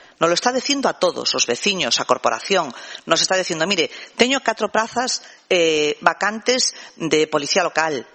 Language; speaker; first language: Spanish; non-native, local second language; Galician